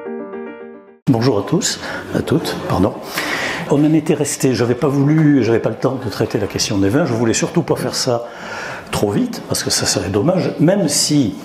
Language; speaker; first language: French; native; French